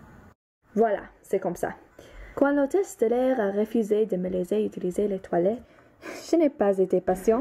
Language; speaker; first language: French; non-native, learner; English